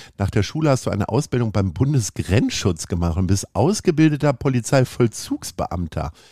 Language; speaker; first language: German; native; German